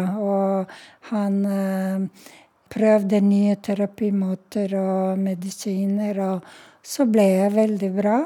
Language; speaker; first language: Norwegian; non-native, fluent; Serbian